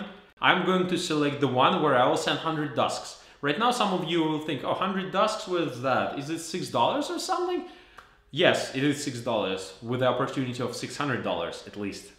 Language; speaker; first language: English; non-native, fluent; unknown